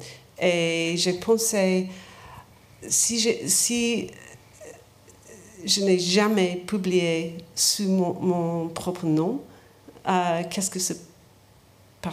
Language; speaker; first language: French; non-native, learner; English